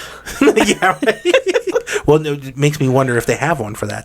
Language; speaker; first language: English; native; English